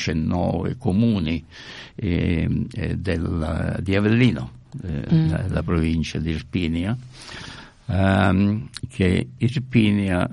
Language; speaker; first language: Italian; native; Italian